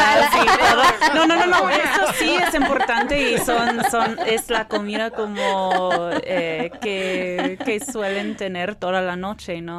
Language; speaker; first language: Spanish; non-native, fluent; English